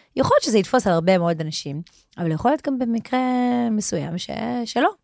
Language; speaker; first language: Hebrew; native; Hebrew